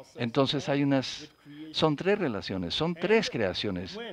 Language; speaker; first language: Spanish; non-native, fluent; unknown